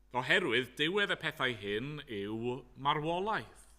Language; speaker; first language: Welsh; native; Welsh